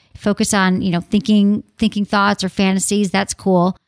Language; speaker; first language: English; native; English